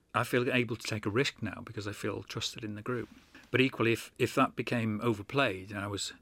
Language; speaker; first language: English; native; English